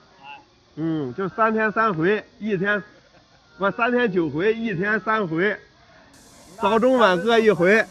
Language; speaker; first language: Chinese; native; Chinese